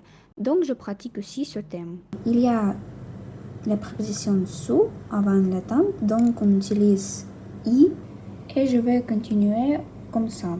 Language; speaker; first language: French; non-native, learner; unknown